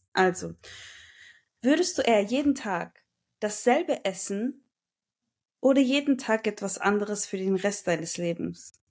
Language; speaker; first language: German; early bilingual, other home language; Turkish